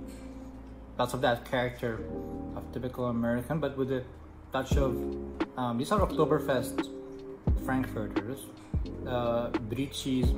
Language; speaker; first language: English; non-native, local second language; Filipino